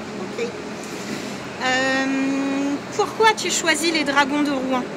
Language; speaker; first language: French; native; French